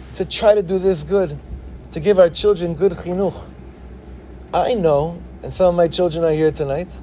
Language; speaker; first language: English; native; English